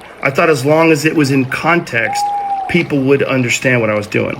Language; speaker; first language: English; native; English